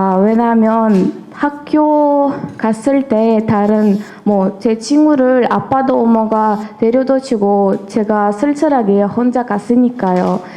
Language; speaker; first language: Korean; non-native, learner; Uzbek